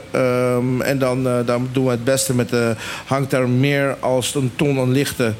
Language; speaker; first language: Dutch; non-native, local second language; Papiamento